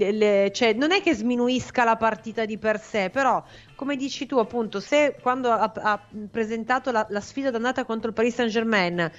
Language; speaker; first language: Italian; native; Italian